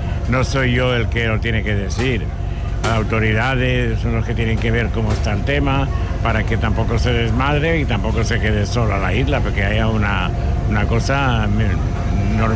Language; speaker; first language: Spanish; native; Spanish